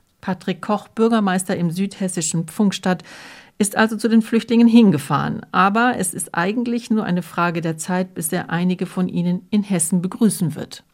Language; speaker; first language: German; native; German